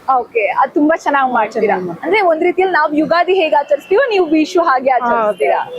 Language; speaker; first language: Kannada; native; Kannada